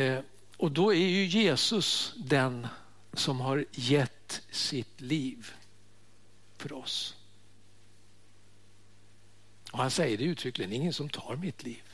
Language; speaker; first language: Swedish; native; Swedish